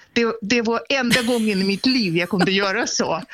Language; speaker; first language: Swedish; non-native, fluent; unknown